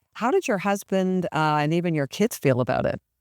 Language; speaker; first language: English; native; English